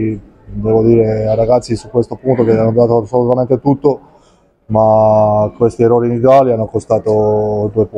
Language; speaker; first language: Italian; non-native, fluent; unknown